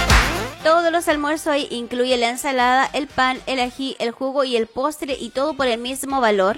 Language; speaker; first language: Spanish; native; Spanish